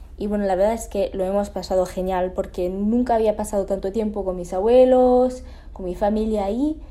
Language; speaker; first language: Spanish; early bilingual, heritage; Spanish